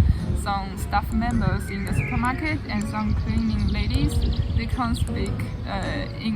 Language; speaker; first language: English; non-native, fluent; Chinese